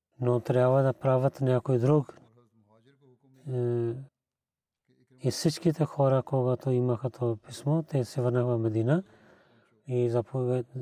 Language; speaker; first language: Bulgarian; non-native, learner; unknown